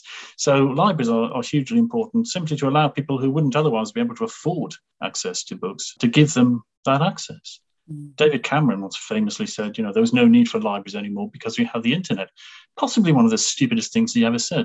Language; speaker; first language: English; native; English